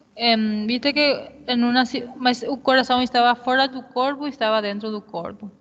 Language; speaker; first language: Portuguese; non-native, fluent; Spanish